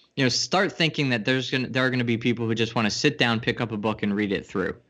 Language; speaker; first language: English; native; English